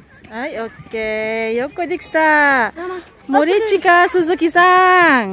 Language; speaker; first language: Japanese; non-native, learner; Filipino